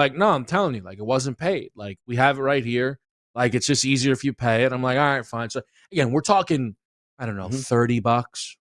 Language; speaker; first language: English; native; English